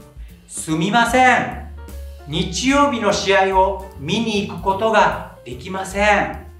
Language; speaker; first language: Japanese; non-native, fluent; Indonesian